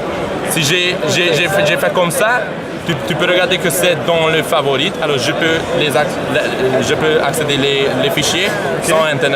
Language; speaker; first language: French; non-native, learner; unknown